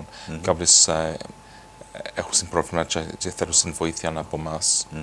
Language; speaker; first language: Greek; early bilingual, heritage; Greek